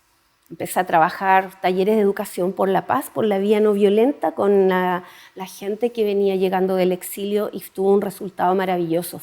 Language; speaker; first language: Spanish; native; Spanish